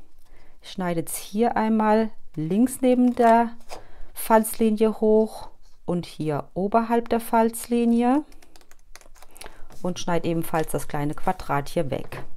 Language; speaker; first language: German; native; German